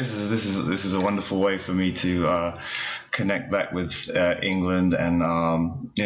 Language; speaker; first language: English; native; English